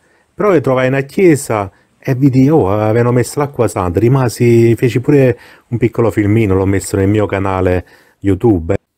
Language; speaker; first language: Italian; native; Italian